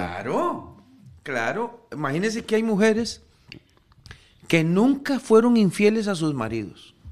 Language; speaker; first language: Spanish; native; Spanish